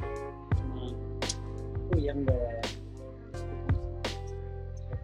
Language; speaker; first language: Chinese; non-native, learner; Spanish